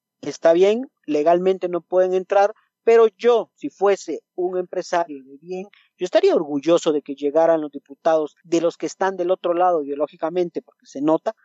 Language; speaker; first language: Spanish; native; Spanish